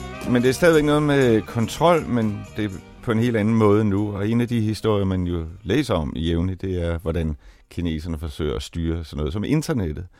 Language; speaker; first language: Danish; native; Danish